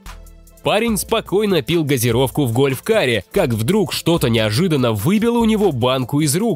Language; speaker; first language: Russian; native; Russian